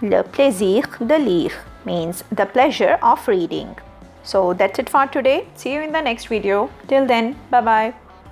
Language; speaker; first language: English; non-native, local second language; Hindi